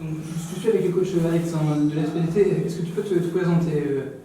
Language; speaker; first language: French; native; French